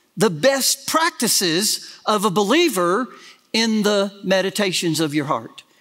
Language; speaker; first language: English; native; English